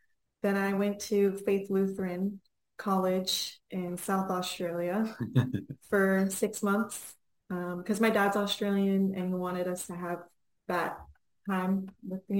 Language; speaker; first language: English; native; English